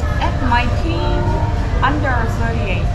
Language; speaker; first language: English; non-native, learner; Thai